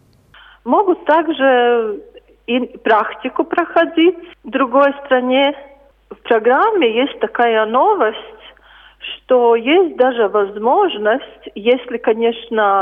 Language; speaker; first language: Russian; non-native, local second language; Latvian